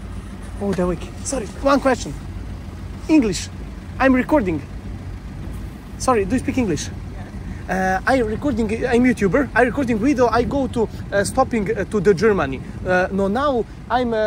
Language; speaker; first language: English; non-native, learner; Serbian